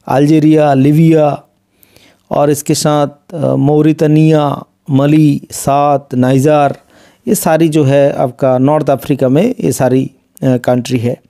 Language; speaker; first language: Hindi; non-native, local second language; Bangla